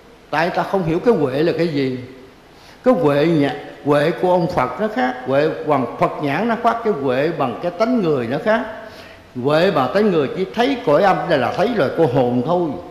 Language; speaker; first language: Vietnamese; native; Vietnamese